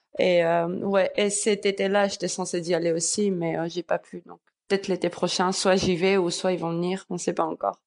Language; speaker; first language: French; early bilingual, other home language; Georgian